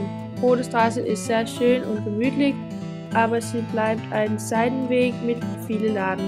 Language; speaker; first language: German; non-native, learner; Danish